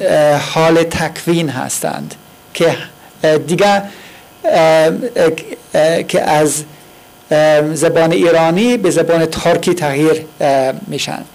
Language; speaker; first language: Persian; non-native, fluent; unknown